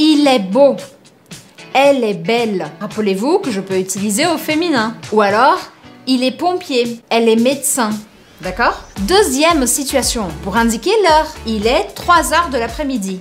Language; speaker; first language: French; non-native, fluent; Portuguese